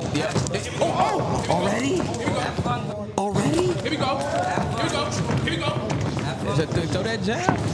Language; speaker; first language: English; native; English